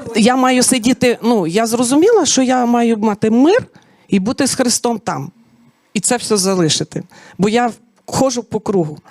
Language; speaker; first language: Ukrainian; non-native, local second language; Russian